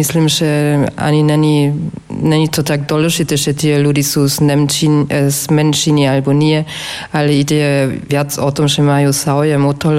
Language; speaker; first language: Slovak; non-native, fluent; German